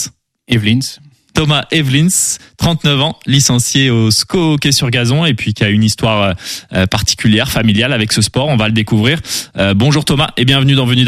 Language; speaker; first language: French; native; French